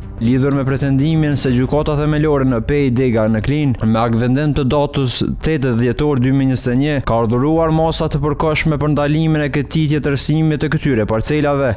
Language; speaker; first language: Albanian; native; Albanian